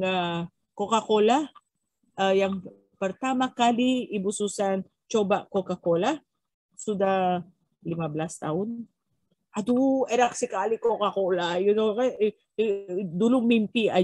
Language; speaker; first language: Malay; non-native, learner; Filipino